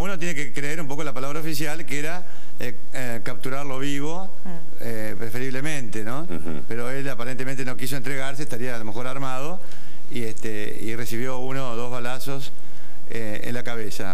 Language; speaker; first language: Spanish; native; Spanish